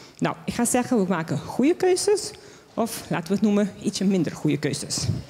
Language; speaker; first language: Dutch; non-native, local second language; Papiamento